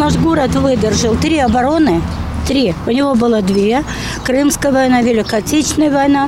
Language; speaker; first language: Russian; native; Russian